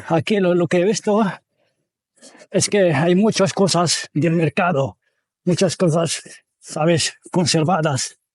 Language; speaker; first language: Spanish; non-native, fluent; Arabic